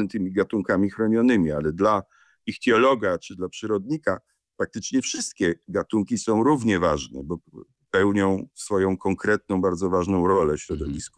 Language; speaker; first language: Polish; native; Polish